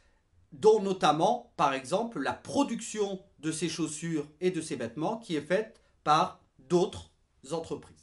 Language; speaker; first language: French; native; French